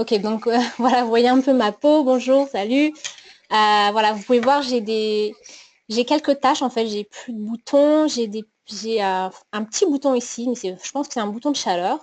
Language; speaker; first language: French; native; French